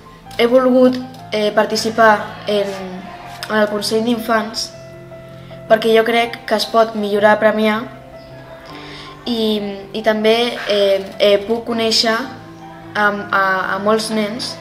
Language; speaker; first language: Catalan; non-native, local second language; Spanish